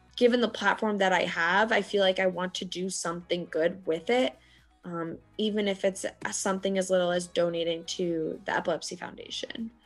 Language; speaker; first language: English; native; English